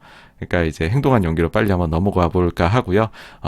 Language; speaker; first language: Korean; native; Korean